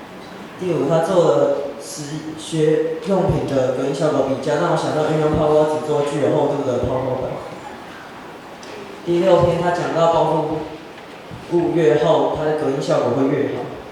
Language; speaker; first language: Chinese; native; Chinese